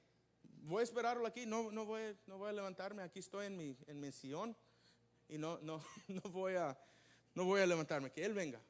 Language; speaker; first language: Spanish; early bilingual, heritage; Spanish